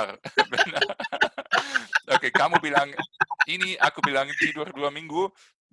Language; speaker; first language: Indonesian; non-native, fluent; German